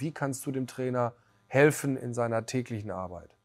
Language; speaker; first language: German; native; German